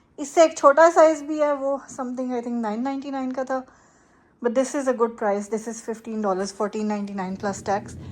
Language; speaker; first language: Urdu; native; Urdu